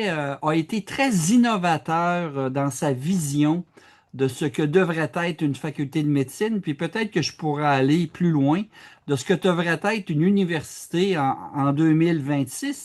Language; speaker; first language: French; native; French